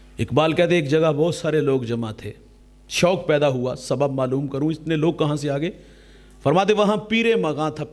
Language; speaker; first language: Urdu; non-native, local second language; Punjabi